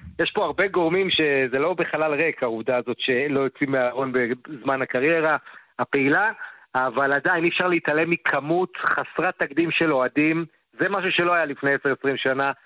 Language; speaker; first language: Hebrew; native; Hebrew